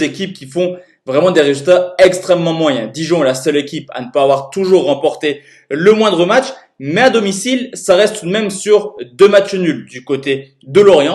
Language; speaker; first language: French; native; French